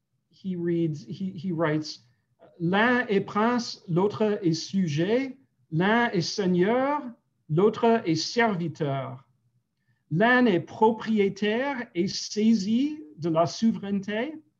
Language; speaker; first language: French; non-native, fluent; English